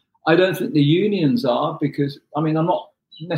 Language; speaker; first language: English; non-native, local second language; Urdu